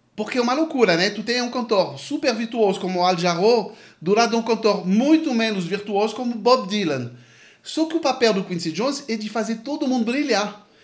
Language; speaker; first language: Portuguese; non-native, fluent; French